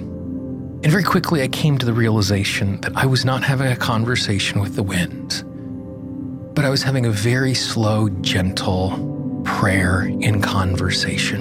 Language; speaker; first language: English; native; English